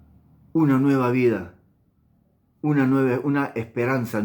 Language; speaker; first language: Spanish; native; Spanish